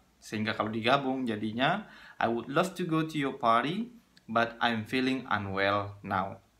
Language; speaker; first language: English; non-native, fluent; Indonesian